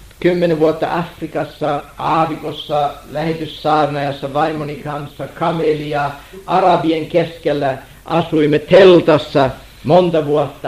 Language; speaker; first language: Finnish; non-native, fluent; German